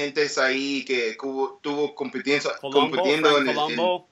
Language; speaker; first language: Spanish; early bilingual, heritage; English